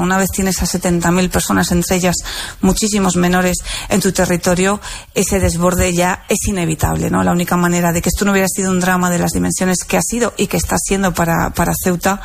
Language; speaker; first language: Spanish; native; Spanish